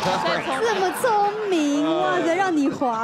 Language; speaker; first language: Chinese; native; Chinese